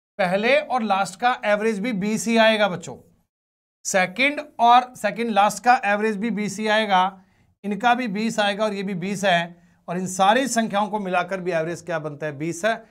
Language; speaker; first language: Hindi; native; Hindi